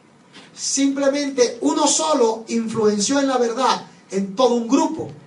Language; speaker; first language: Spanish; native; Spanish